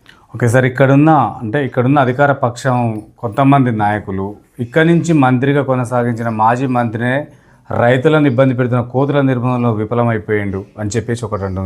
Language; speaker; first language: Telugu; native; Telugu